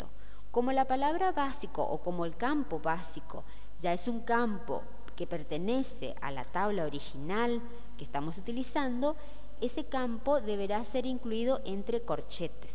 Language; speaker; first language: Spanish; native; Spanish